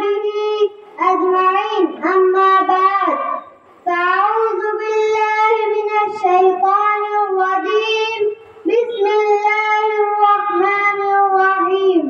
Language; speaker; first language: Arabic; non-native, learner; Bangla